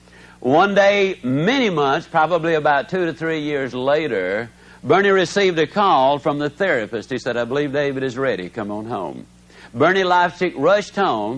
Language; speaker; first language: English; native; English